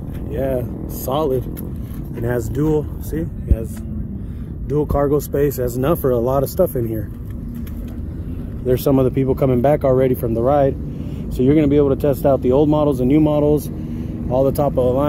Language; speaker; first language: English; early bilingual, other home language; Spanish